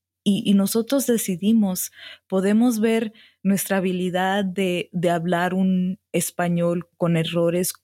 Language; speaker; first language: Spanish; early bilingual, heritage; Spanish